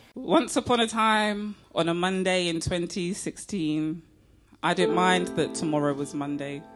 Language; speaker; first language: English; native; English